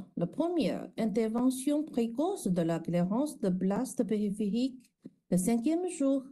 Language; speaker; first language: French; non-native, fluent; Chinese